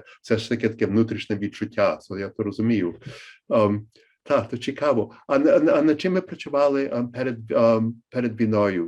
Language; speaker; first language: Ukrainian; early bilingual, heritage; Ukrainian